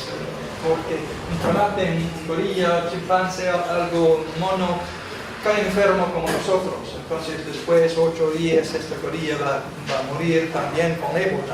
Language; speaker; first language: Spanish; non-native, fluent; English